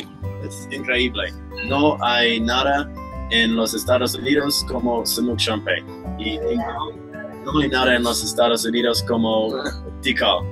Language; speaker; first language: Spanish; non-native, learner; English